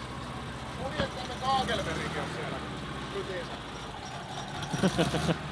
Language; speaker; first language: Finnish; native; Finnish